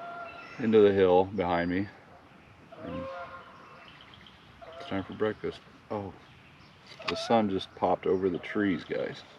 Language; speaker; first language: English; native; English